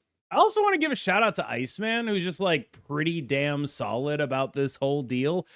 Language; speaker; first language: English; native; English